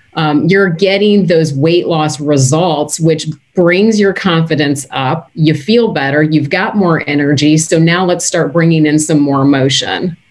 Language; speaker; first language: English; native; English